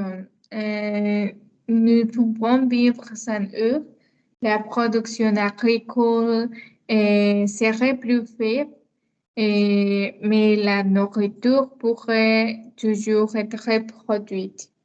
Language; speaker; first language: French; non-native, learner; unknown